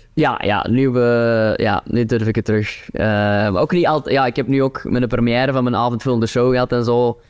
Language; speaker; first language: Dutch; native; Dutch